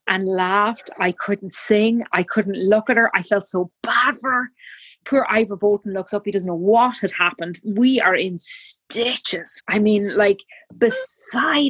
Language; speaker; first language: English; native; English